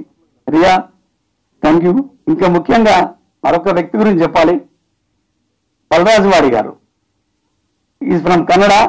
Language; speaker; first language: Telugu; native; Telugu